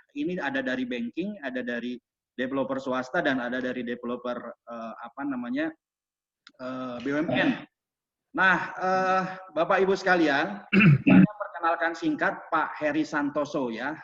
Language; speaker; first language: Indonesian; native; Indonesian